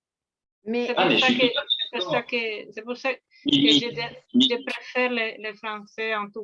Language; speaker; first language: French; non-native, fluent; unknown